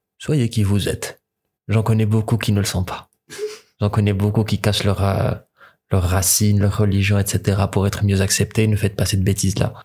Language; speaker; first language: French; non-native, local second language; Arabic